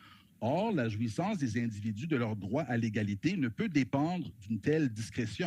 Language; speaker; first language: French; native; French